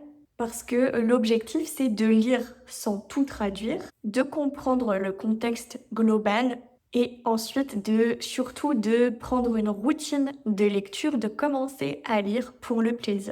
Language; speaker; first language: French; native; French